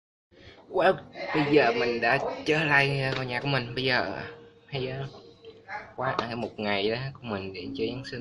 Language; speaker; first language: Vietnamese; early bilingual, heritage; Vietnamese